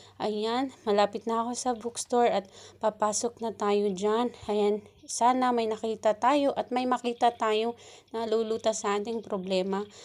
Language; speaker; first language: Filipino; native; Filipino